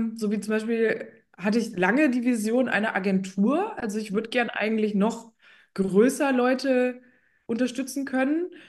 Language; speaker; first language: German; early bilingual, other home language; Polish